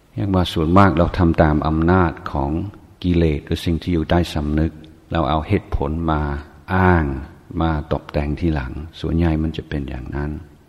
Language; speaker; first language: Thai; non-native, fluent; English